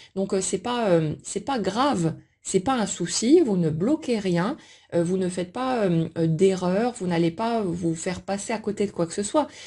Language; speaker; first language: French; native; French